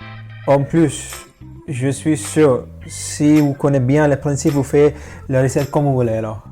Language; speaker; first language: French; non-native, fluent; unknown